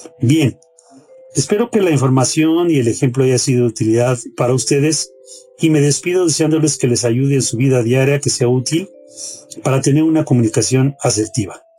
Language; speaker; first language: Spanish; native; Spanish